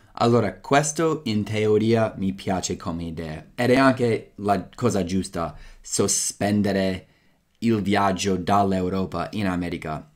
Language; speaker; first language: Italian; non-native, fluent; English